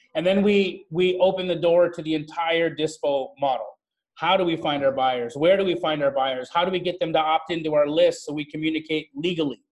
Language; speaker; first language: English; native; English